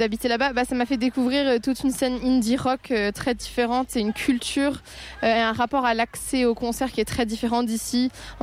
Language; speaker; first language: French; native; French